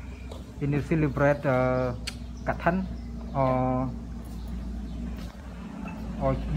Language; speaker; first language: English; non-native, learner; Khmer